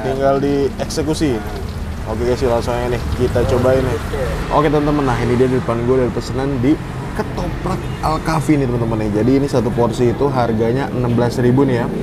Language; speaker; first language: Indonesian; native; Indonesian